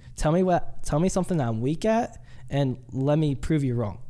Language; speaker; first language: English; native; English